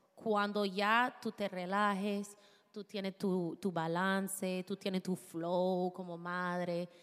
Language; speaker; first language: Spanish; non-native, fluent; English